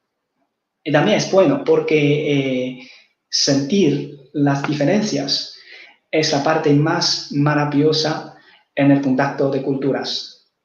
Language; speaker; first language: Spanish; non-native, fluent; Chinese